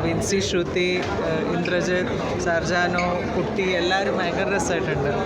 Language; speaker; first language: Malayalam; native; Malayalam